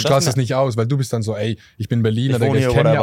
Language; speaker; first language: German; native; German